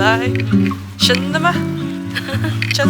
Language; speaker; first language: Chinese; non-native, learner; Dutch